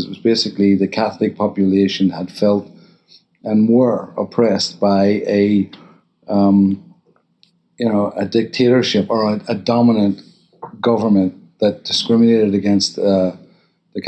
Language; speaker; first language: English; native; English